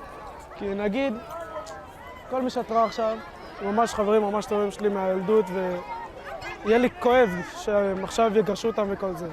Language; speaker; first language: Hebrew; early bilingual, other home language; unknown